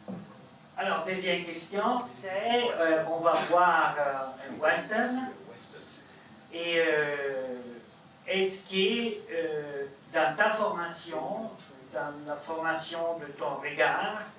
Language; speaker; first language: French; non-native, fluent; Italian